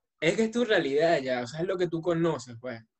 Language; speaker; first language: Spanish; native; Spanish